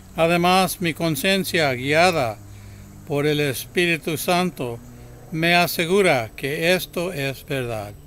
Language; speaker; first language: Spanish; early bilingual, heritage; Spanish